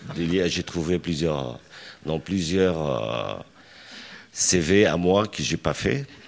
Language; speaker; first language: French; non-native, local second language; Arabic